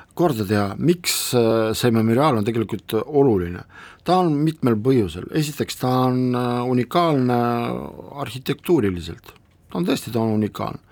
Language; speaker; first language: Estonian; non-native, local second language; Russian